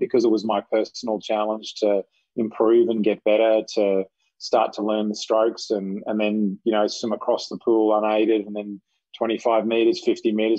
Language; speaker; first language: English; native; English